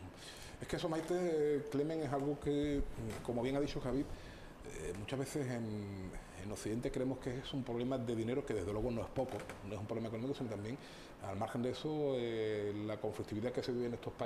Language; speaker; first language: Spanish; native; Spanish